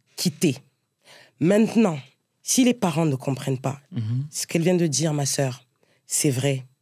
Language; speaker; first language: French; native; French